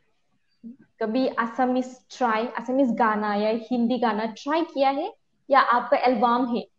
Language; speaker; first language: Hindi; non-native, local second language; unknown